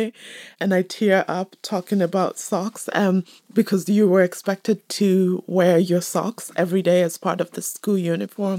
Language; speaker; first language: English; native; English